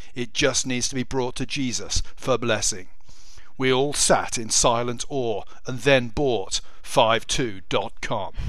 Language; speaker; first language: English; native; English